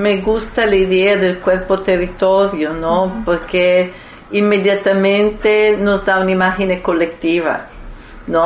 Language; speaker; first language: Spanish; non-native, fluent; Italian